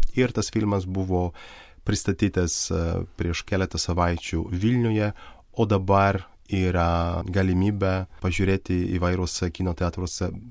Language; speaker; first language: Lithuanian; non-native, local second language; Polish